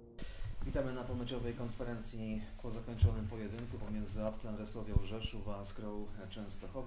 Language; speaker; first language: Polish; native; Polish